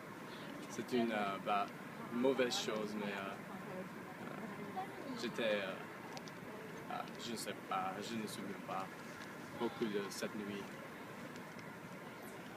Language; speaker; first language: French; non-native, learner; English